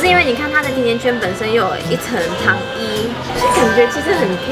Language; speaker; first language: Chinese; native; Chinese